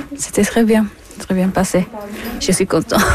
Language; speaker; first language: French; non-native, learner; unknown